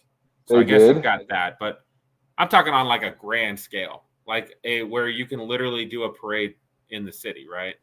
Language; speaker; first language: English; native; English